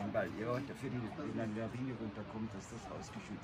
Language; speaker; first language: German; native; German